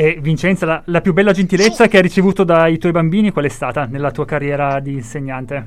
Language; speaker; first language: Italian; native; Italian